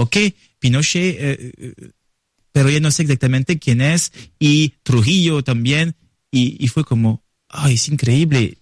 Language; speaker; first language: Spanish; non-native, learner; French